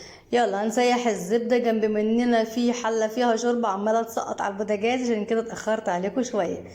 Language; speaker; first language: Arabic; native; Arabic